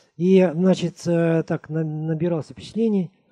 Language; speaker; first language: Russian; native; Russian